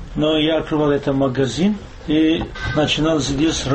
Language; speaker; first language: Russian; non-native, learner; Turkish